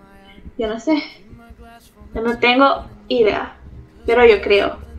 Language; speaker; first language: Spanish; non-native, learner; Portuguese